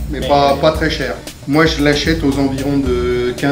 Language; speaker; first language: French; native; French